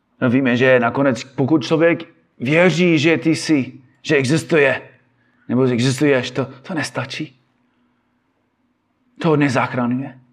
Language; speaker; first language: Czech; non-native, fluent; English